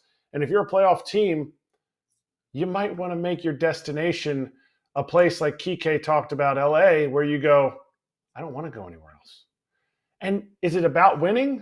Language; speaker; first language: English; native; English